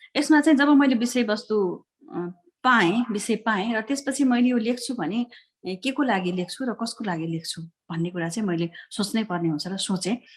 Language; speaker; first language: Nepali; native; Nepali